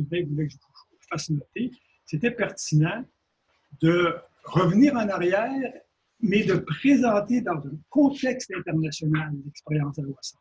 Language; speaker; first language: French; native; French